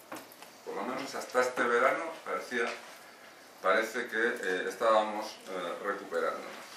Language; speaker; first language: Spanish; native; Spanish